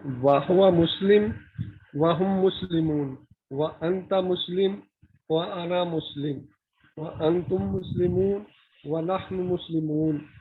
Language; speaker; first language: Arabic; non-native, learner; Urdu